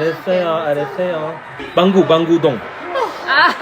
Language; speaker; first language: Korean; non-native, learner; German